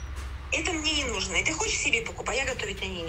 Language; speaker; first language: Russian; native; Russian